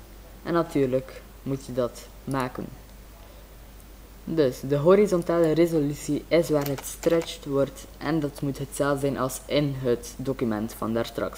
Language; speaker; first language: Dutch; native; Dutch